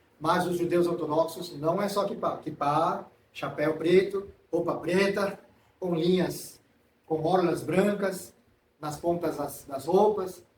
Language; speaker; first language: Portuguese; non-native, fluent; Korean